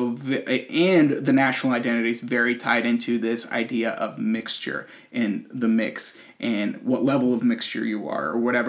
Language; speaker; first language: English; native; English